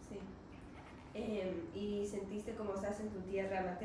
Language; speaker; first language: Spanish; non-native, learner; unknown